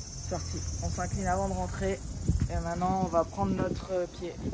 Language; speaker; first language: French; native; French